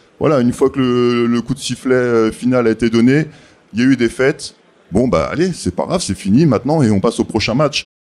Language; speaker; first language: French; native; French